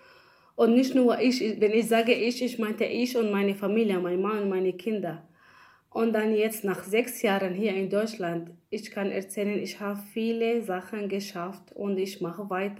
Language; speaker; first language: German; non-native, learner; Arabic